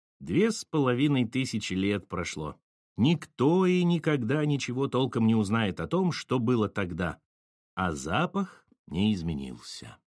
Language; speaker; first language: Russian; native; Russian